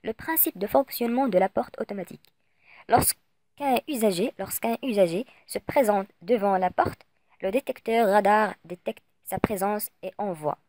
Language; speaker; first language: French; non-native, local second language; Arabic